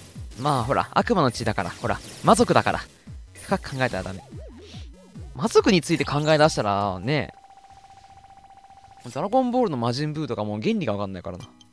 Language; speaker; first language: Japanese; native; Japanese